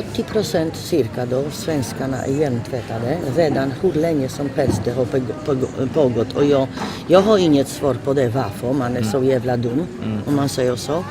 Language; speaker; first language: Swedish; non-native, fluent; Polish